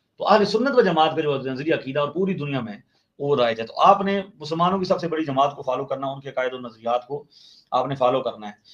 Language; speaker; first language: Urdu; non-native, local second language; Punjabi